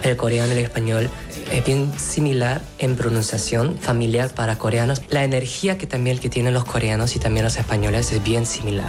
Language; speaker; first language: Spanish; non-native, fluent; Korean